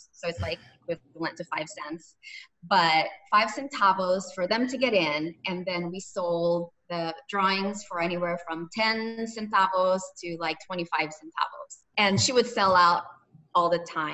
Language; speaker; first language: English; early bilingual, other home language; Cebuano